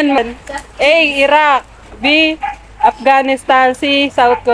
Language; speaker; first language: English; non-native, local second language; Filipino